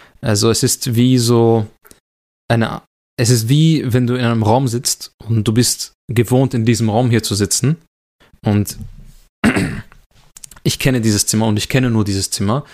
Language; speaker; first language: German; early bilingual, other home language; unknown